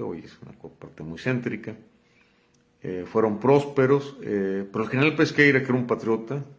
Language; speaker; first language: Spanish; native; Spanish